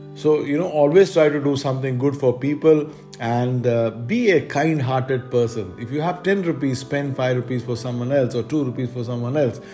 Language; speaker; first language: English; non-native, local second language; Malayalam